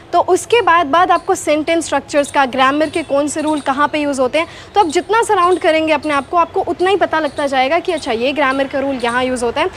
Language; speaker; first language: Hindi; native; Hindi